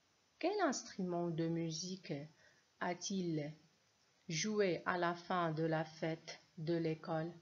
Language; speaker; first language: French; non-native, local second language; Arabic